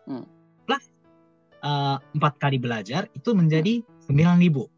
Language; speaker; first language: Indonesian; non-native, fluent; Japanese